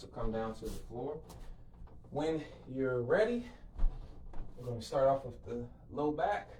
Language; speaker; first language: English; native; English